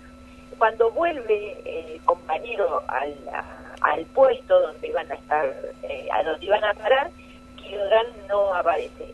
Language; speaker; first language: Spanish; native; Spanish